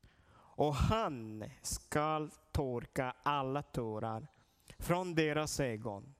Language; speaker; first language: Swedish; non-native, learner; Portuguese